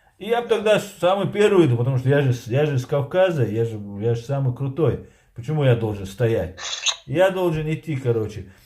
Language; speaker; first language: Russian; non-native, local second language; Chechen